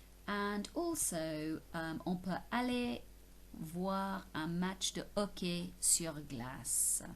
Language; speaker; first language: French; non-native, fluent; English